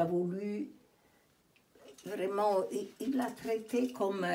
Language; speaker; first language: French; non-native, fluent; Italian